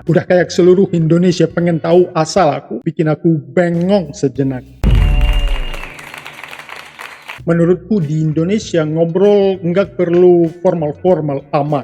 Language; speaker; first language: Indonesian; non-native, fluent; Russian